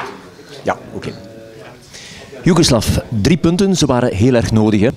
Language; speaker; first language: Dutch; native; Dutch